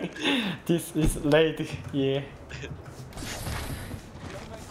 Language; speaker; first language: English; non-native, learner; Korean